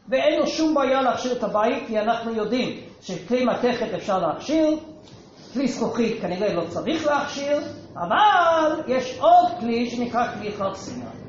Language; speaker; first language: Hebrew; non-native, fluent; English